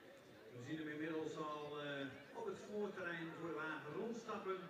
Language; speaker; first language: Dutch; native; Dutch